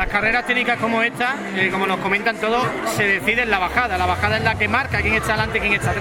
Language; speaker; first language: Spanish; native; Spanish